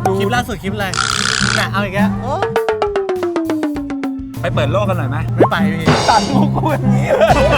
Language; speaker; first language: Thai; native; Thai